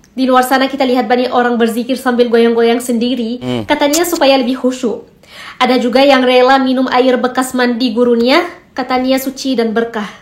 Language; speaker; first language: Indonesian; non-native, fluent; Arabic